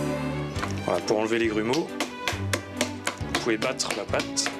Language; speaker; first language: French; native; French